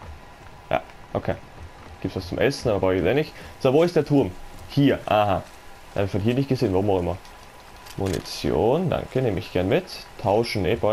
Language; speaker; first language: German; native; German